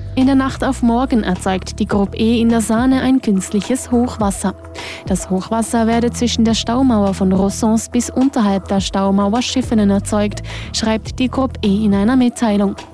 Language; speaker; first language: German; native; German